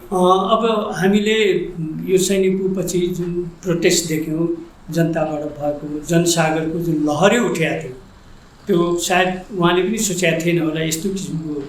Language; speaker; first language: Nepali; native; Nepali